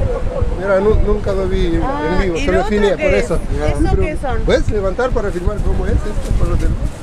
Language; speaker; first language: Spanish; non-native, fluent; Russian